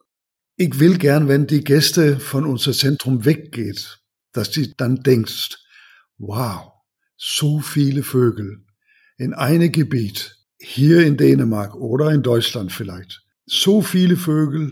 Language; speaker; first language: German; non-native, learner; Danish